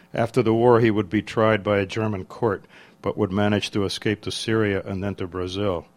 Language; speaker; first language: English; early bilingual, other home language; Czech